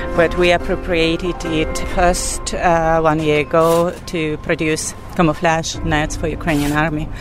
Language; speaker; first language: English; non-native, fluent; Belarusian